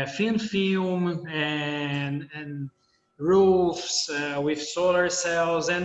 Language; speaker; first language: English; non-native, fluent; Portuguese